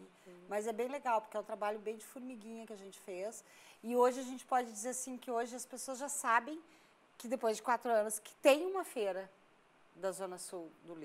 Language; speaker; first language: Portuguese; native; Portuguese